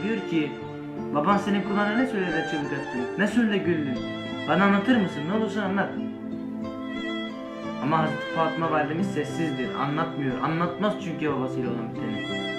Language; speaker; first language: Turkish; native; Turkish